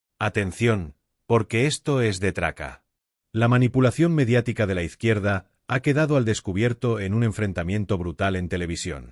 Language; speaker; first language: Spanish; native; Spanish